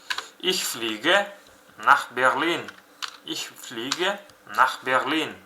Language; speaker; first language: German; non-native, fluent; Uzbek